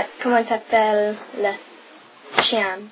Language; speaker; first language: French; non-native, learner; English